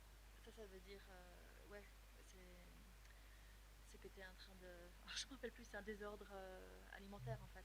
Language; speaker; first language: French; native; French